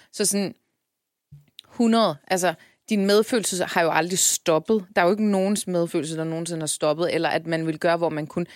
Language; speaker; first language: Danish; early bilingual, other home language; Turkish